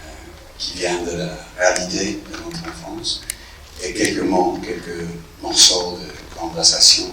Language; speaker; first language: French; non-native, fluent; English